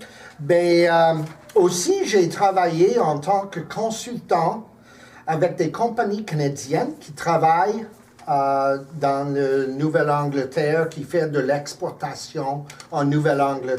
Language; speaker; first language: French; non-native, local second language; English